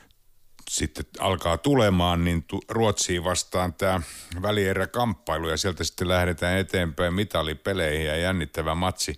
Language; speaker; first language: Finnish; native; Finnish